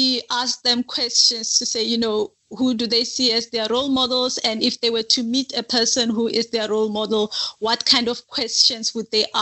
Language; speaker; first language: English; non-native, local second language; Northern Sotho